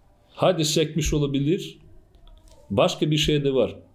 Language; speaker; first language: Turkish; non-native, fluent; Bosnian